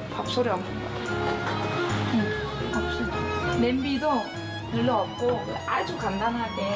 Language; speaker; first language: Korean; non-native, fluent; Vietnamese